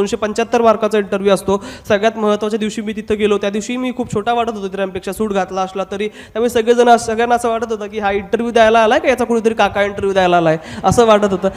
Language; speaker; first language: Marathi; non-native, local second language; Hindi